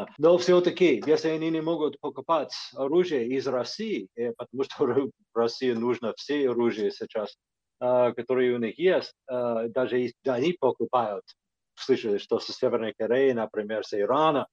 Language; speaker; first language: Russian; non-native, fluent; English